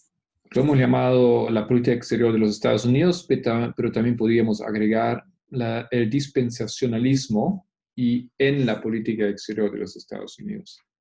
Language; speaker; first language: Spanish; non-native, fluent; Portuguese